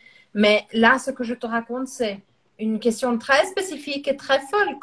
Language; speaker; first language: French; non-native, fluent; Portuguese